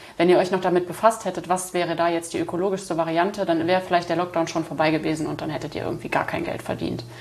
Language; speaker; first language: German; native; German